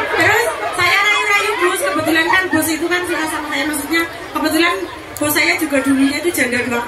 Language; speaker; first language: Indonesian; non-native, local second language; Javanese